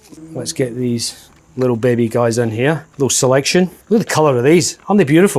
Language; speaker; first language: English; native; English